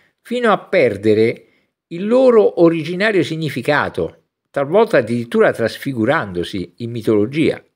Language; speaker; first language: Italian; native; Italian